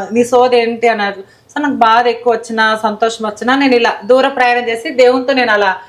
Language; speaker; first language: Telugu; native; Telugu